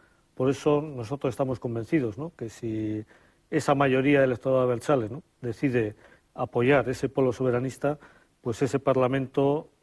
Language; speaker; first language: Spanish; native; Spanish